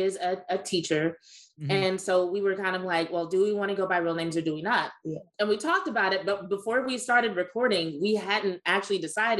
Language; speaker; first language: English; native; English